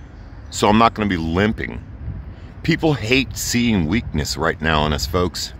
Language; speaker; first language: English; native; English